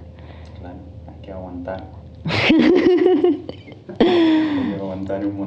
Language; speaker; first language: Spanish; native; Spanish